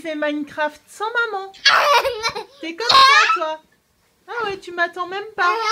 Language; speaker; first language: French; native; French